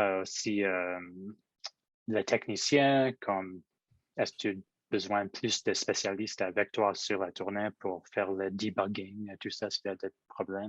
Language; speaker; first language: French; non-native, local second language; English